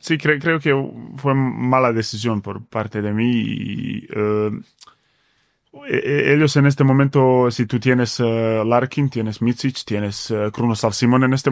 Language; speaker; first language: Spanish; non-native, fluent; Bosnian